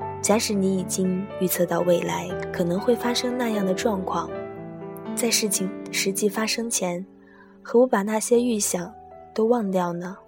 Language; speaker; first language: Chinese; native; Chinese